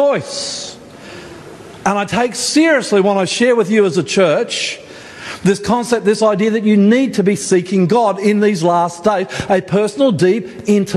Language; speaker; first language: English; native; English